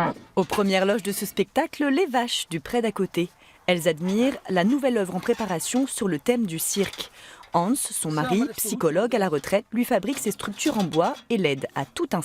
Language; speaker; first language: French; native; French